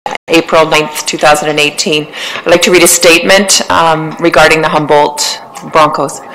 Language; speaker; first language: English; native; English